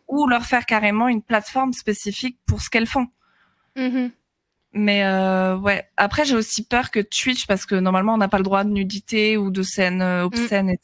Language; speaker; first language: French; native; French